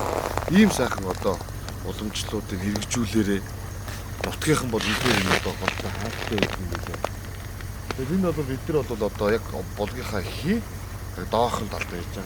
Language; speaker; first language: Mongolian; native; Mongolian